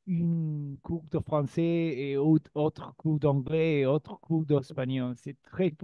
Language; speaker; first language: French; non-native, learner; Spanish